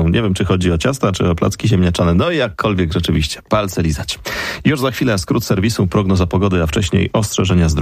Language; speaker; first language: Polish; native; Polish